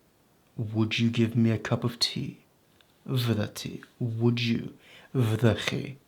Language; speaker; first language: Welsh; non-native, local second language; English